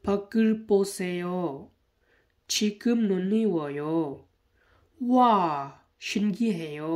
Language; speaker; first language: Korean; non-native, learner; Hmong